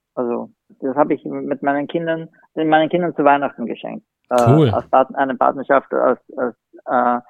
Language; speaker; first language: German; native; German